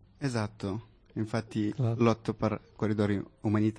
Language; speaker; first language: Italian; non-native, fluent; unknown